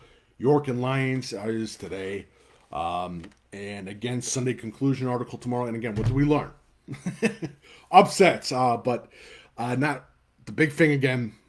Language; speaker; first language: English; native; English